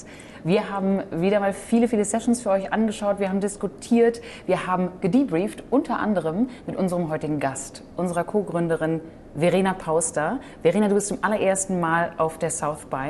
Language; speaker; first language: German; native; German